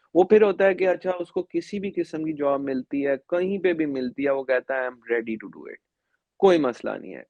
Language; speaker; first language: Urdu; native; Urdu